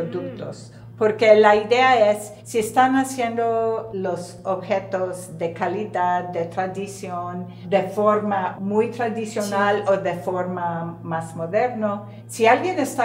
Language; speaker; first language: Spanish; non-native, fluent; English